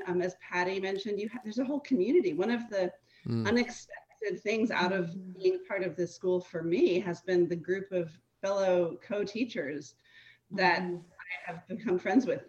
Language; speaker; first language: English; native; English